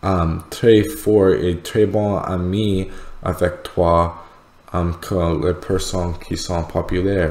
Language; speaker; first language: French; non-native, learner; English